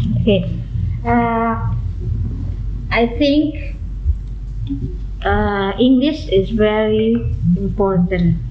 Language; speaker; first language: English; non-native, fluent; Indonesian